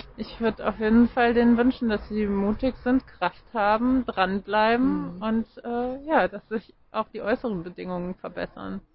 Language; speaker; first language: German; native; German